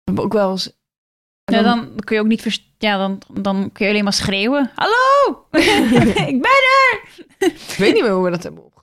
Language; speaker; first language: Dutch; non-native, fluent; Norwegian